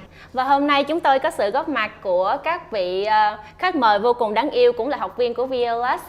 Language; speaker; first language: Vietnamese; native; Vietnamese